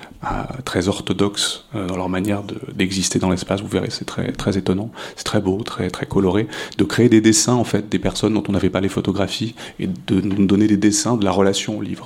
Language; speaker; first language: French; native; French